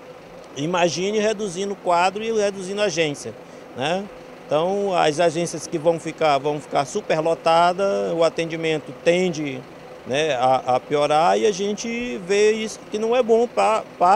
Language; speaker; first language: Portuguese; native; Portuguese